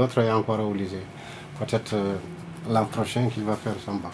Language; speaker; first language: French; non-native, local second language; Fula